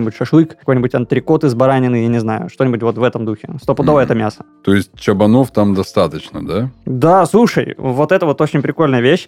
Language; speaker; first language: Russian; native; Russian